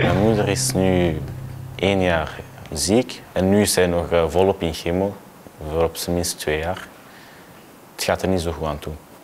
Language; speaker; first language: Dutch; early bilingual, other home language; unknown